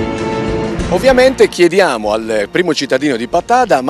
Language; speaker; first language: Italian; native; Italian